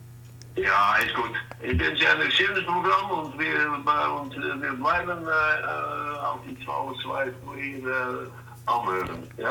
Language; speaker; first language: German; non-native, learner; Dutch